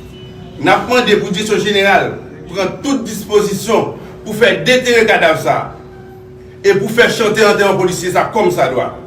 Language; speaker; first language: Haitian Creole; native; Haitian Creole